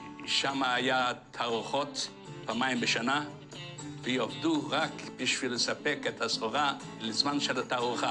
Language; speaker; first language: Hebrew; non-native, fluent; Yiddish